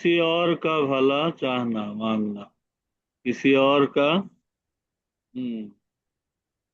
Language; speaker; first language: Hindi; non-native, fluent; Bangla